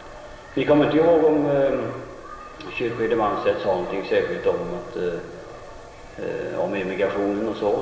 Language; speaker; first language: Swedish; native; Swedish